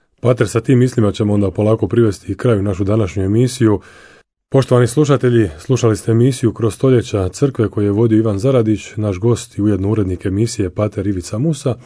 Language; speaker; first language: Croatian; native; Croatian